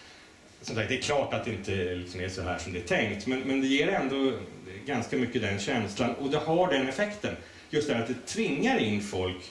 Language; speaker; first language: Swedish; native; Swedish